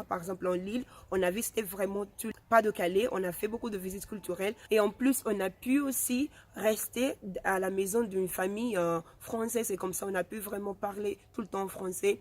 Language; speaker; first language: French; non-native, fluent; Spanish